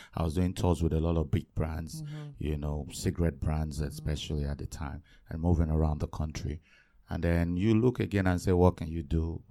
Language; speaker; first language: English; non-native, local second language; Yoruba